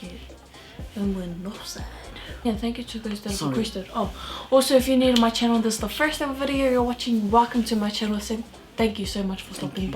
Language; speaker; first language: English; native; English